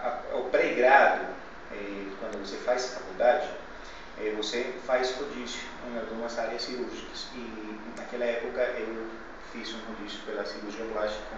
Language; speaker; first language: Portuguese; non-native, fluent; Spanish